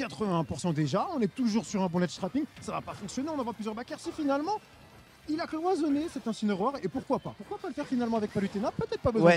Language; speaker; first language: French; native; French